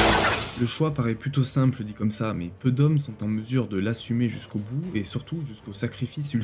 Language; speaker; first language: French; native; French